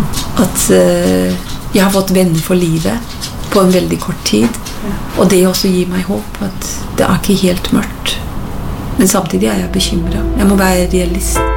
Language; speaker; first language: Norwegian; non-native, fluent; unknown